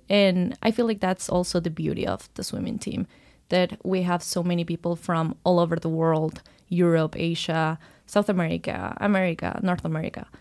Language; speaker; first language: English; non-native, fluent; Spanish